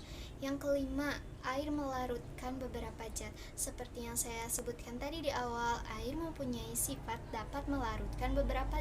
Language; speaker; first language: Indonesian; native; Indonesian